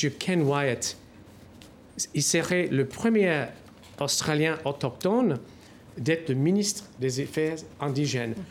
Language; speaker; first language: French; non-native, fluent; English